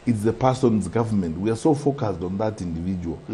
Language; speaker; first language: English; non-native, local second language; Gusii